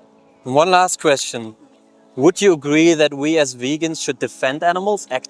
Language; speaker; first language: English; non-native, fluent; German